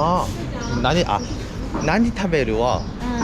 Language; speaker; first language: Korean; native; Korean